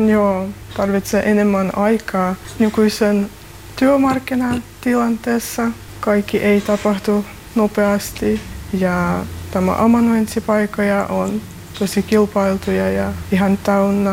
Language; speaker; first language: Finnish; non-native, learner; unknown